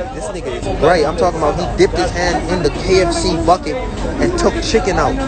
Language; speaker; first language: English; native; English